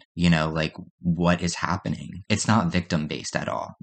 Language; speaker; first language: English; native; English